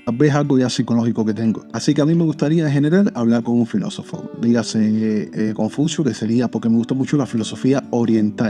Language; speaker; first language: Spanish; native; Spanish